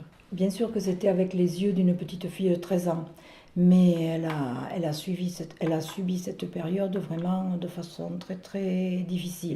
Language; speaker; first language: French; early bilingual, other home language; Spanish